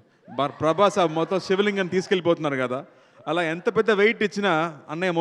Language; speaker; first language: Telugu; non-native, local second language; Tamil